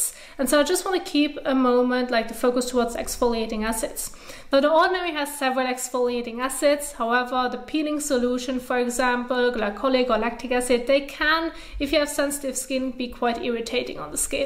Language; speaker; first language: English; non-native, fluent; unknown